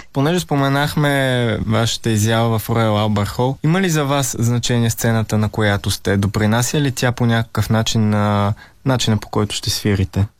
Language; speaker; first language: Bulgarian; native; Bulgarian